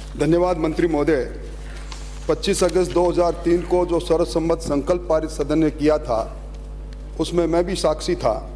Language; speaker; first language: Hindi; native; Hindi